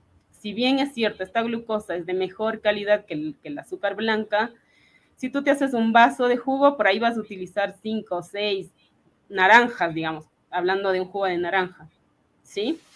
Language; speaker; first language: Spanish; native; Spanish